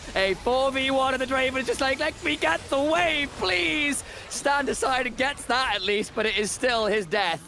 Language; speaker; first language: English; native; English